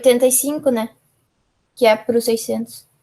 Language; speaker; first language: Portuguese; native; Portuguese